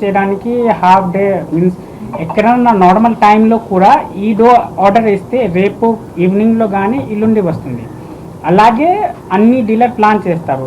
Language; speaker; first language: Telugu; non-native, fluent; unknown